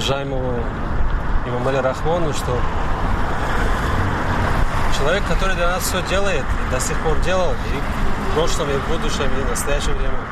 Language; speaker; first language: Russian; non-native, fluent; Tajik